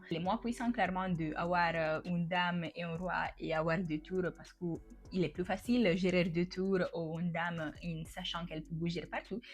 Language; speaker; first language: French; non-native, fluent; Italian